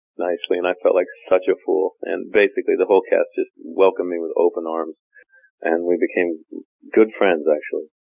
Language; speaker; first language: English; native; English